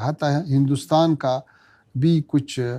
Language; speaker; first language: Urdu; non-native, learner; Pashto